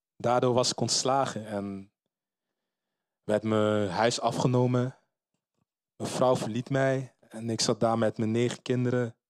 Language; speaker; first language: Dutch; early bilingual, other home language; Lingala